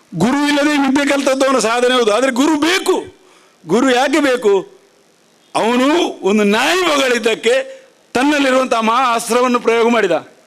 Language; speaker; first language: Kannada; non-native, local second language; Tulu